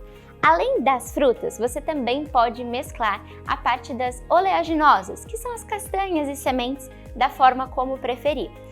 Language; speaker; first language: Portuguese; native; Portuguese